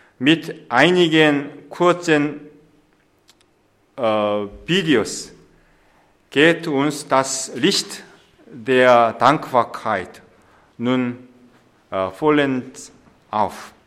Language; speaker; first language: German; non-native, fluent; Korean